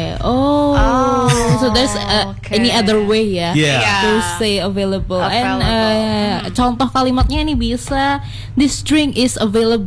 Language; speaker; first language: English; non-native, learner; Indonesian